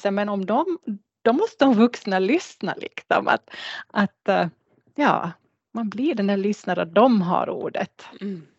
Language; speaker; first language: Swedish; native; Swedish